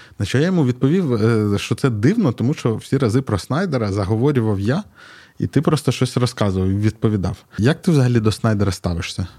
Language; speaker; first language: Ukrainian; native; Ukrainian